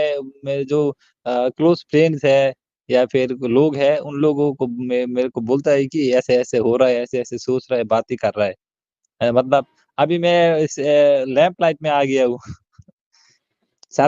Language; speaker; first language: Hindi; non-native, learner; Bangla